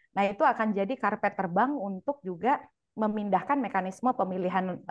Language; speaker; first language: Indonesian; native; Indonesian